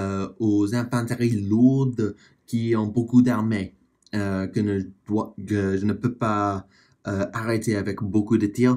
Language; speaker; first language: French; non-native, fluent; English